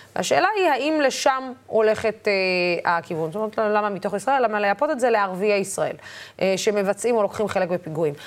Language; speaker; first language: Hebrew; non-native, local second language; Arabic